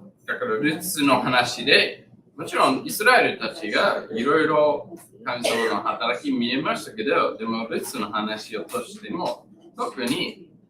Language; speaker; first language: Japanese; non-native, learner; English